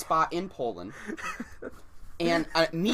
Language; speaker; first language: English; native; English